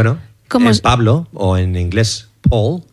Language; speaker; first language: Spanish; non-native, learner; English